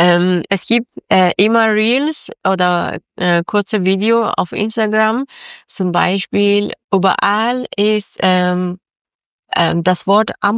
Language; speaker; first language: German; non-native, learner; Persian